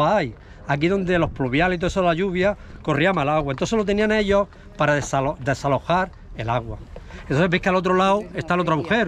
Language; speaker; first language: Spanish; native; Spanish